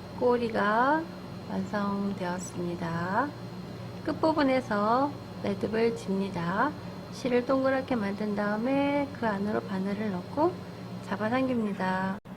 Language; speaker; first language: Korean; native; Korean